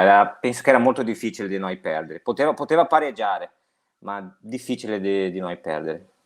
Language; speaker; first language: Italian; non-native, fluent; Portuguese